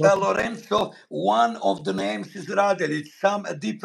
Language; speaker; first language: English; non-native, learner; Bosnian